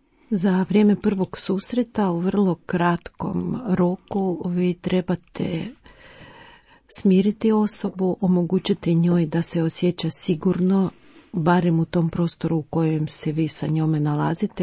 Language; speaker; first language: Croatian; non-native, fluent; Ukrainian